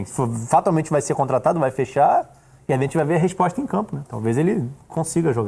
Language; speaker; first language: Portuguese; native; Portuguese